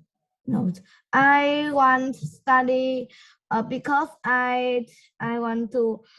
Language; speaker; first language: English; non-native, learner; Vietnamese